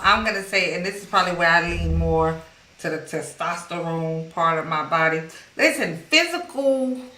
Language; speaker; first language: English; native; English